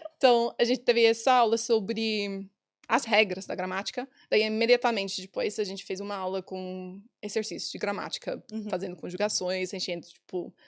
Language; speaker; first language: Portuguese; non-native, fluent; English